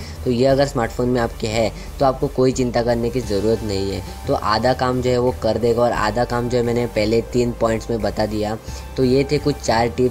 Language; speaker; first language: Hindi; native; Hindi